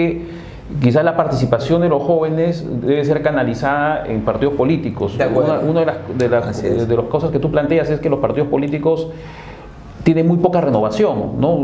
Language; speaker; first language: Spanish; native; Spanish